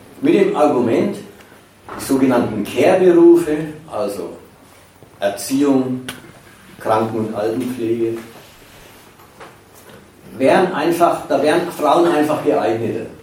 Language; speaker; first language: German; native; German